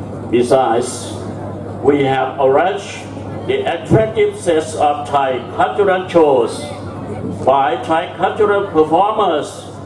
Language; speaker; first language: English; non-native, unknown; Thai